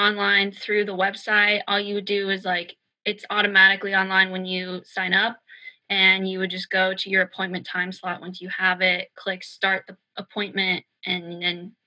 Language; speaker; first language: English; native; English